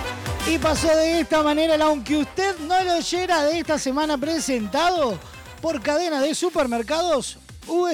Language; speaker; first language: Spanish; native; Spanish